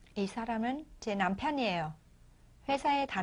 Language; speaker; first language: Korean; non-native, fluent; Vietnamese